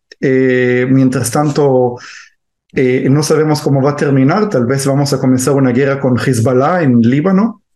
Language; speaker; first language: Spanish; early bilingual, heritage; Spanish